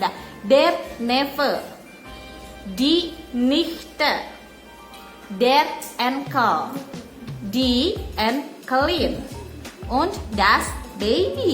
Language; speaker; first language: German; non-native, learner; Indonesian